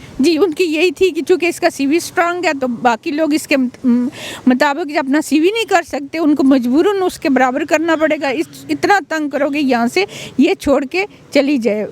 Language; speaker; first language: Urdu; non-native, local second language; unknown